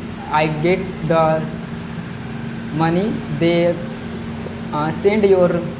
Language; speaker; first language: English; non-native, learner; Hindi